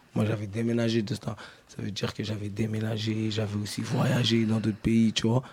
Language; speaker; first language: French; native; French